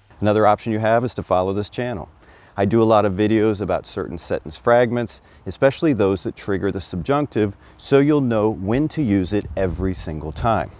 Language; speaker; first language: English; native; English